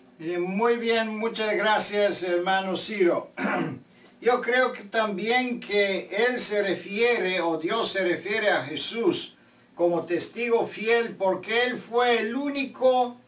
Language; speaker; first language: Spanish; non-native, fluent; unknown